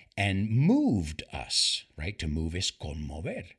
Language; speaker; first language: English; native; English